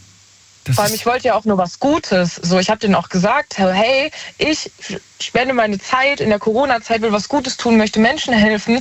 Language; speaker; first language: German; native; German